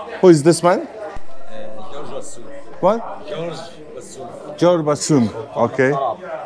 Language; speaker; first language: English; non-native, learner; Turkish